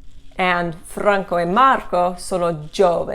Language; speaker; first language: Italian; non-native, fluent; English